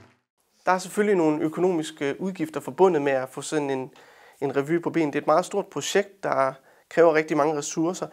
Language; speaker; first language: Danish; native; Danish